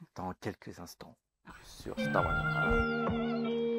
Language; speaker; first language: French; native; French